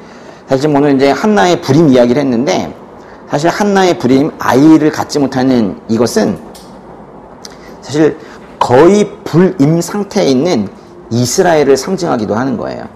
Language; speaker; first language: Korean; native; Korean